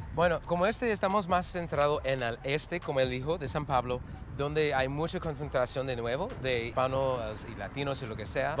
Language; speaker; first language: Spanish; non-native, fluent; English